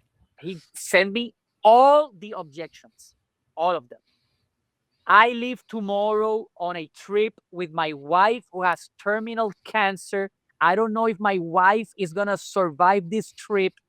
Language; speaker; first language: English; non-native, local second language; Spanish